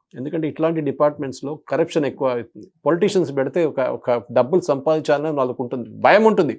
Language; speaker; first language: Telugu; non-native, local second language; Malayalam